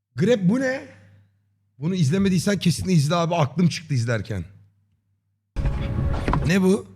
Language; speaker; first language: Turkish; native; Turkish